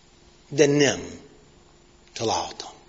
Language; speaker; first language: Hungarian; non-native, fluent; English